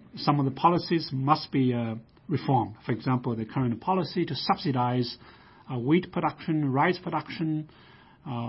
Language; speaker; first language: English; non-native, fluent; Chinese